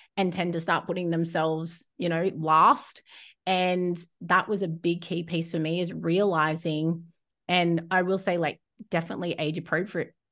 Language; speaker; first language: English; native; English